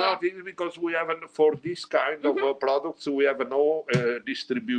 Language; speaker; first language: English; non-native, learner; Italian